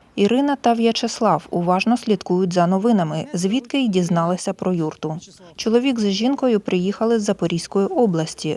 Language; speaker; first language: Ukrainian; native; Ukrainian